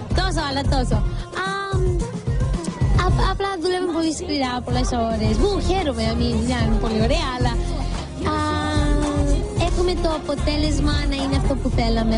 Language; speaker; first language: Greek; early bilingual, heritage; Greek